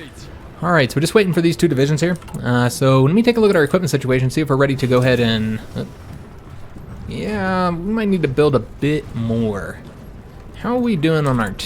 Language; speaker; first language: English; native; English